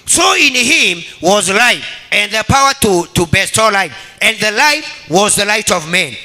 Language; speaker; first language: English; non-native, local second language; Swahili